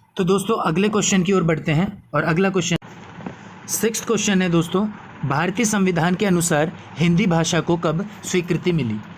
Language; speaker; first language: Hindi; native; Hindi